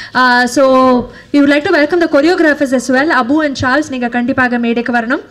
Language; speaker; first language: Tamil; native; Tamil